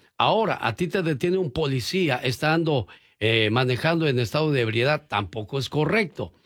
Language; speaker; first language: Spanish; native; Spanish